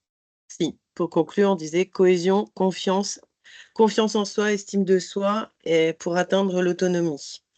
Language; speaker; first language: French; native; French